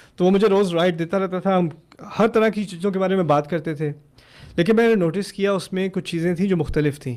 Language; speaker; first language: Urdu; early bilingual, other home language; German